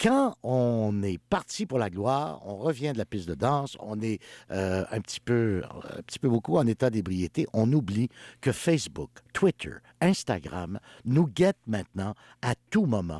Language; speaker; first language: French; native; French